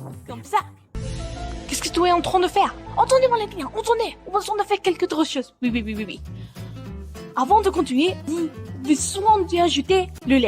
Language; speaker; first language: French; non-native, learner; Spanish